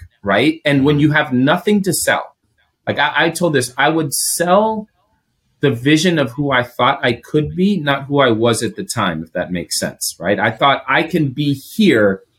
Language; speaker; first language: English; non-native, fluent; Greek